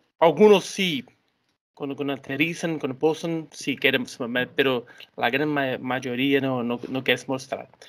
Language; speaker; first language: Spanish; non-native, learner; Portuguese